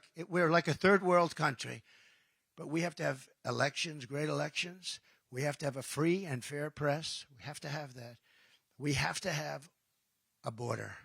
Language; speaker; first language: English; native; English